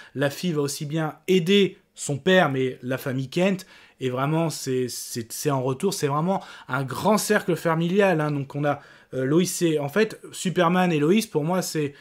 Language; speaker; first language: French; native; French